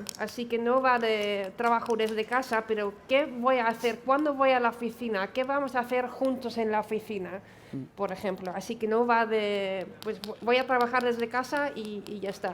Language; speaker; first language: Spanish; non-native, fluent; Dutch